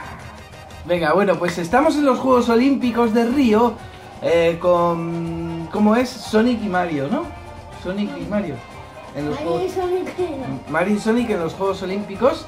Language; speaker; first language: Spanish; native; Spanish